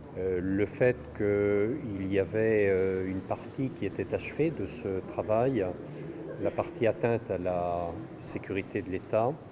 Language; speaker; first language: French; native; French